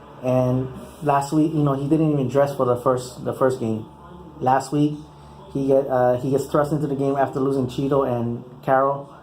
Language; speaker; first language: English; native; English